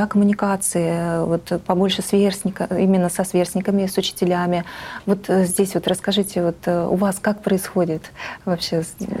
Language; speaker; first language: Russian; native; Russian